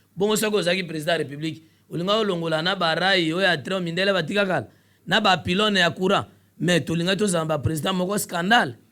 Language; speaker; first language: Lingala; native; Lingala